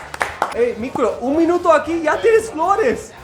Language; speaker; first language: Spanish; non-native, fluent; English